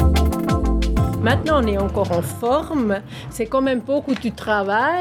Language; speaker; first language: French; non-native, local second language; German